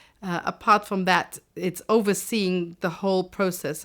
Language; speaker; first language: English; non-native, fluent; German